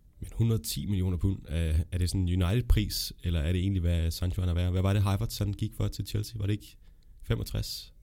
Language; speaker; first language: Danish; native; Danish